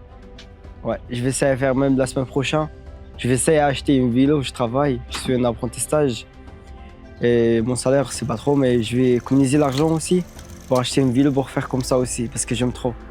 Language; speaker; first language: French; non-native, learner; Arabic